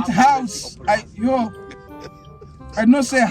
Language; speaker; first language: English; non-native, local second language; Swahili